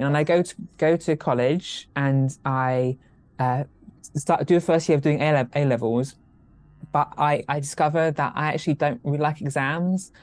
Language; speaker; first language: English; native; English